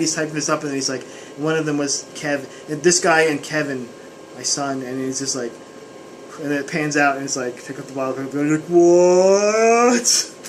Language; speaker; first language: English; native; English